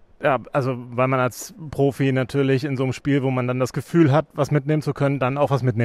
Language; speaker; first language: German; native; German